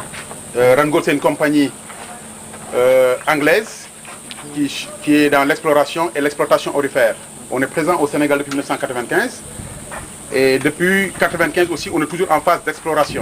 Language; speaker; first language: French; non-native, local second language; Wolof